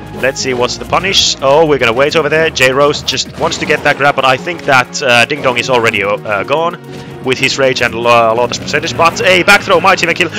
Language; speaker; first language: English; non-native, fluent; Finnish